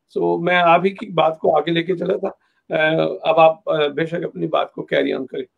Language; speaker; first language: Urdu; native; Urdu